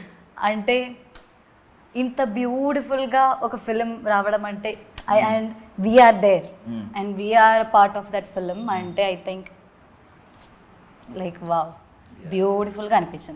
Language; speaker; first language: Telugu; non-native, learner; Malayalam